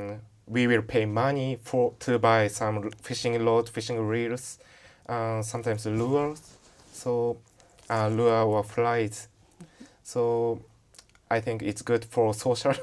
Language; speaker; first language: English; non-native, learner; Japanese